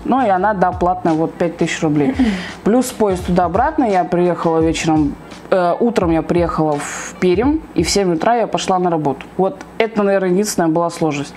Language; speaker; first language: Russian; native; Russian